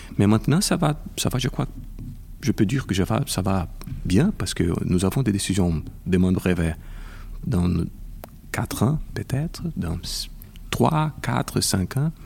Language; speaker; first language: French; non-native, fluent; Portuguese